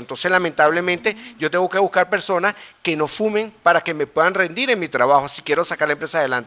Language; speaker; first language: Spanish; native; Spanish